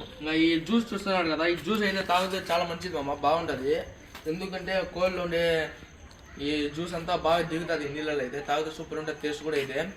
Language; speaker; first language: Telugu; non-native, local second language; Urdu